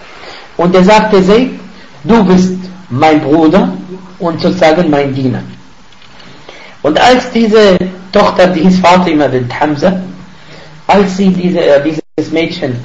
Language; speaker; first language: German; non-native, fluent; Arabic